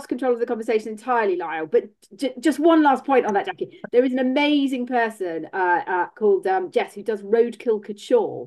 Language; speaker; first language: English; native; English